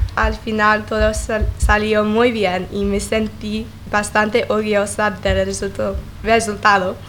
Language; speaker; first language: Spanish; non-native, learner; English